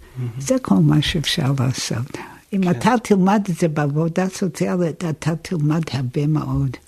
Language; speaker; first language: Hebrew; non-native, fluent; English